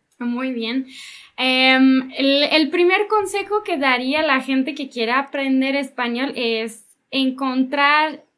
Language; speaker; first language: Spanish; non-native, fluent; French